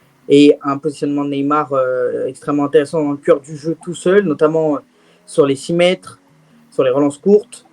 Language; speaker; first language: French; native; French